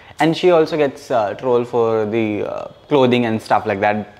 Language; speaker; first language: English; non-native, local second language; Haryanvi